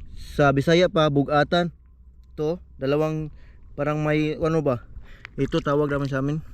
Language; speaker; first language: Filipino; non-native, local second language; Cebuano